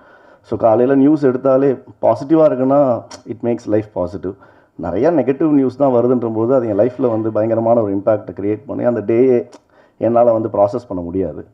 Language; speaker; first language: Tamil; native; Tamil